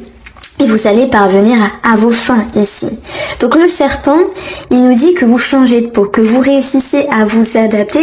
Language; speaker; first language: French; native; French